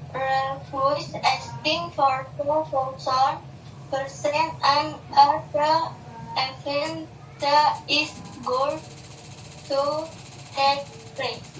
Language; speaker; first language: English; non-native, learner; Indonesian